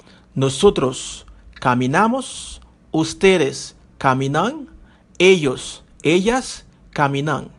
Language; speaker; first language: Spanish; non-native, fluent; Haitian Creole